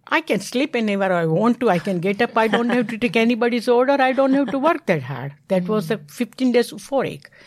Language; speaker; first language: English; non-native, local second language; Gujarati